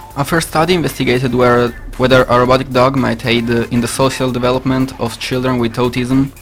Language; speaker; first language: English; non-native, learner; Italian